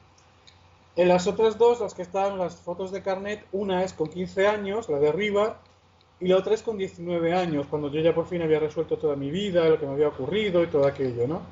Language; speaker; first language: Spanish; native; Spanish